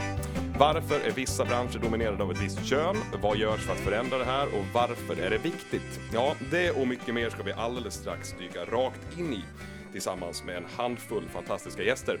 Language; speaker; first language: Swedish; native; Swedish